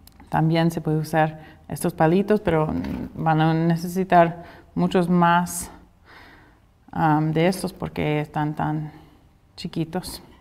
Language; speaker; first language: Spanish; non-native, fluent; English